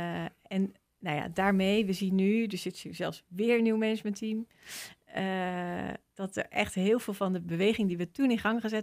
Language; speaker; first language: Dutch; native; Dutch